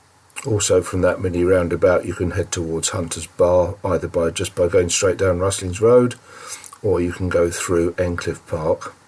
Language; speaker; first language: English; native; English